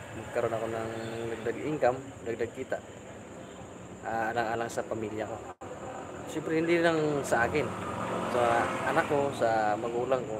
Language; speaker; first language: Filipino; non-native, local second language; Masbatenyo